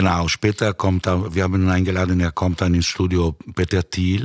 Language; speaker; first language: German; native; German